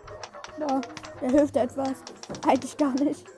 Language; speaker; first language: German; native; German